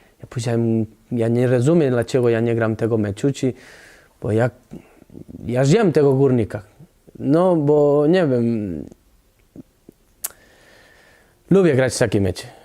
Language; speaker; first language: Polish; non-native, learner; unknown